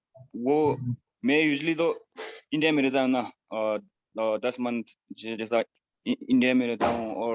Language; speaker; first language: Hindi; non-native, fluent; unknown